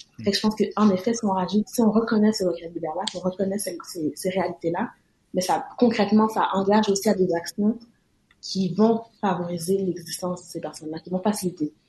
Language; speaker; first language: French; native; French